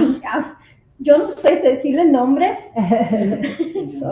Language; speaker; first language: Spanish; early bilingual, heritage; Spanish